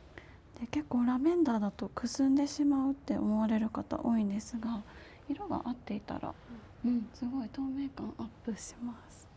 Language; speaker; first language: Japanese; native; Japanese